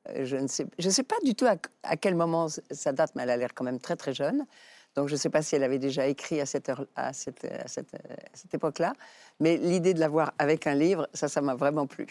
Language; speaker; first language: French; native; French